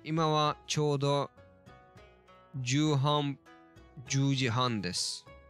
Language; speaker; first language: Japanese; non-native, learner; Turkish